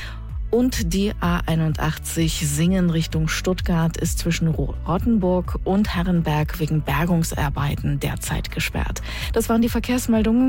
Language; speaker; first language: German; native; German